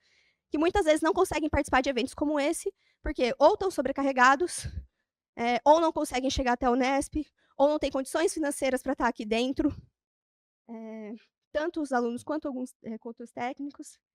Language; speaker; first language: Portuguese; native; Portuguese